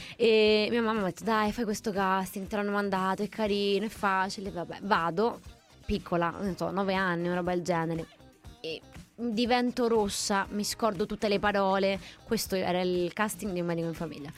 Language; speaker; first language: Italian; native; Italian